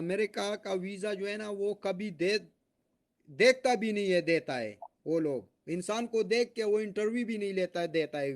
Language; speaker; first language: Hindi; non-native, local second language; Pashto